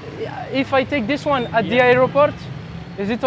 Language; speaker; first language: English; non-native, learner; French